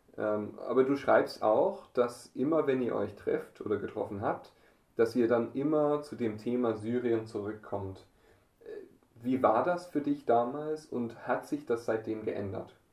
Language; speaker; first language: German; native; German